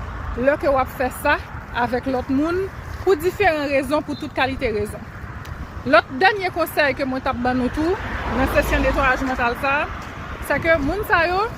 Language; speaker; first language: French; non-native, learner; Haitian Creole